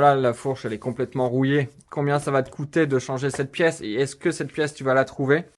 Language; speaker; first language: French; native; French